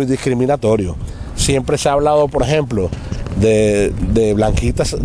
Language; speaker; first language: Spanish; native; Spanish